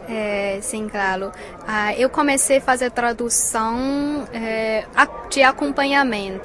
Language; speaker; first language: Portuguese; non-native, fluent; Chinese